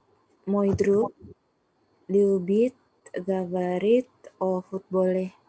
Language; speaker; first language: Russian; non-native, learner; Indonesian